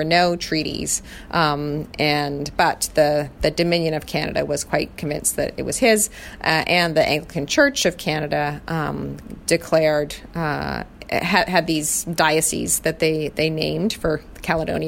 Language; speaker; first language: English; native; English